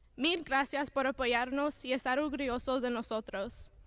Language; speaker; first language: Spanish; early bilingual, heritage; Spanish